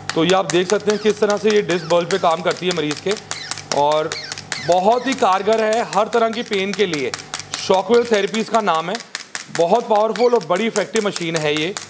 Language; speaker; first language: Hindi; native; Hindi